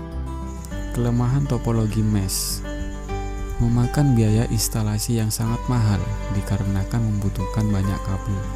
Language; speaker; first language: Indonesian; native; Indonesian